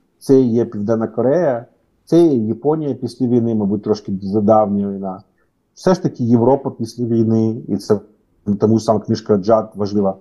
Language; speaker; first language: Ukrainian; non-native, local second language; Russian